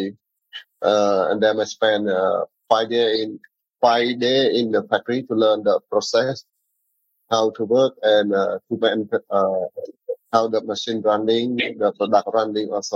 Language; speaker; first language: English; non-native, learner; Khmer